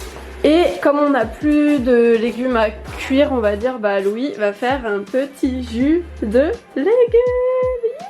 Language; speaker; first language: French; native; French